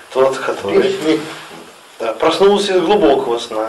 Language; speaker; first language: Russian; native; Russian